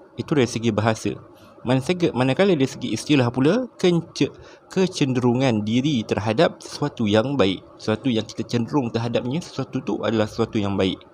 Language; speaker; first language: Malay; native; Malay